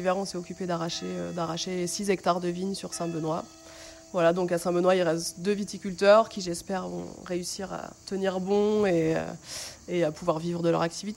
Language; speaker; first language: French; native; French